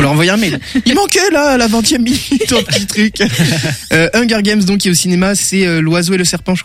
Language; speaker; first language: French; native; French